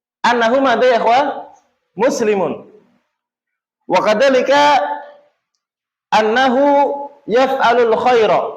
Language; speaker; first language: Arabic; non-native, learner; Indonesian